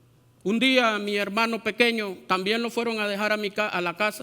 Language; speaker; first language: Spanish; native; Spanish